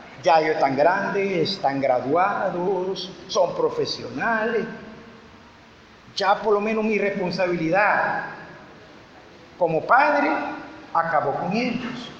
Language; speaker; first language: Spanish; native; Spanish